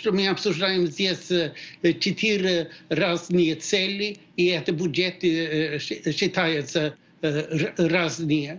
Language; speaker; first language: Russian; non-native, fluent; Swedish